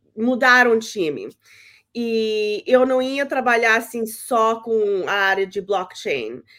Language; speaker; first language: Portuguese; early bilingual, heritage; Portuguese